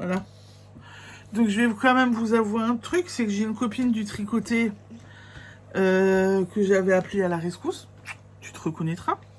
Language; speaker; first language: French; native; French